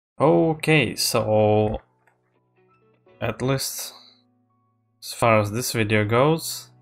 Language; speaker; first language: English; non-native, fluent; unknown